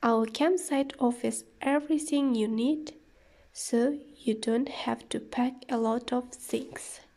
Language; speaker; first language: English; non-native, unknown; Kazakh